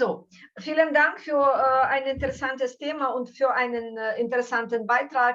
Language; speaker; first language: German; non-native, fluent; Ukrainian